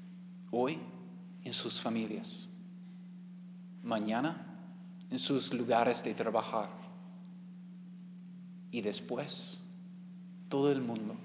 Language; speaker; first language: Spanish; non-native, learner; English